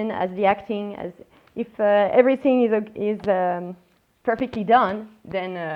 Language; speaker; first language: English; non-native, fluent; French